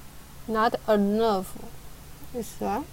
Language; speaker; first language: English; non-native, learner; Chinese